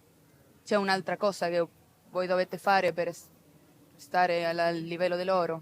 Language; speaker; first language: Italian; non-native, fluent; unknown